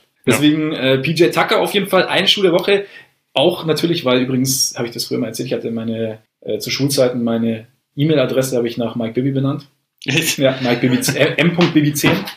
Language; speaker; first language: German; native; German